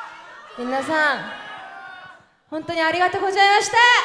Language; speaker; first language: Japanese; non-native, learner; Korean